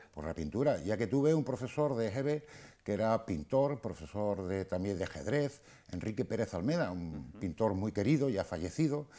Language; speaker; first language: Spanish; native; Spanish